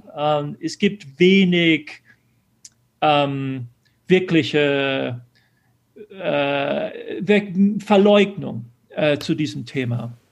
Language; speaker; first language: German; early bilingual, other home language; English